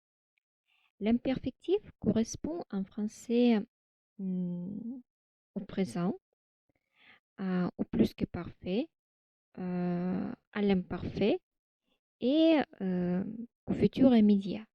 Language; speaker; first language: French; non-native, fluent; Russian